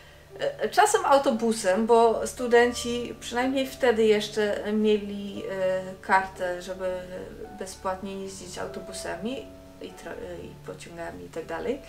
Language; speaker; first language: Polish; non-native, fluent; Dutch